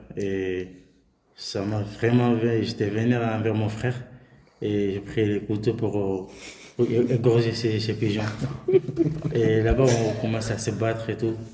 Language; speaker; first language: French; non-native, local second language; Soninke